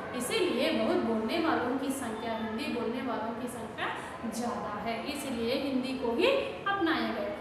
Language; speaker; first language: Hindi; non-native, local second language; Telugu